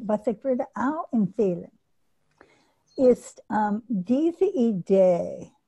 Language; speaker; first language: German; non-native, learner; English